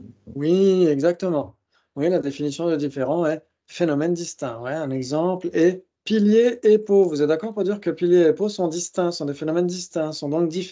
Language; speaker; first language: French; native; French